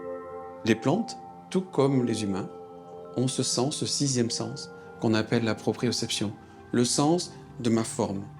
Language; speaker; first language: French; native; French